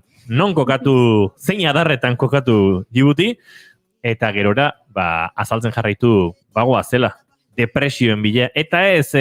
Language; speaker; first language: Basque; native; Basque